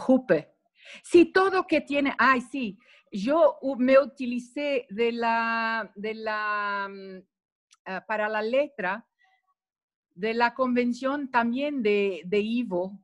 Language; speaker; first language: Spanish; non-native, fluent; Portuguese